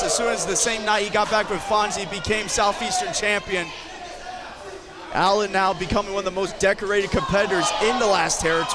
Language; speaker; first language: English; native; English